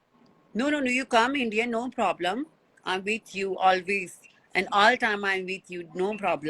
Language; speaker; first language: English; non-native, learner; Hindi